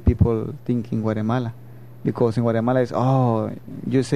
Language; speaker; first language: English; non-native, learner; Spanish